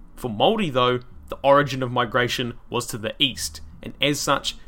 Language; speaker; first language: English; native; English